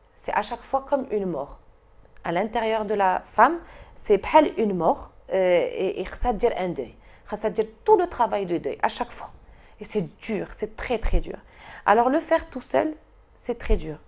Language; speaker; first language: French; non-native, local second language; Arabic